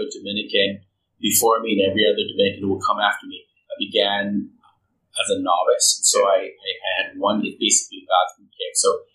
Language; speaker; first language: English; non-native, local second language; Filipino